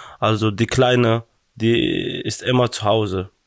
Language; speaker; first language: German; non-native, learner; Persian